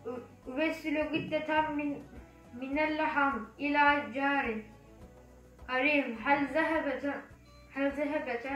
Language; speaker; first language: Arabic; non-native, learner; Turkish